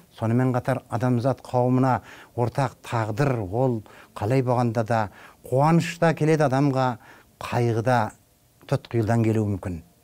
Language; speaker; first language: Kazakh; native; Kazakh